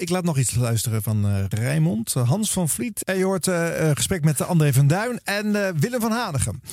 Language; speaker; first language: Dutch; native; Dutch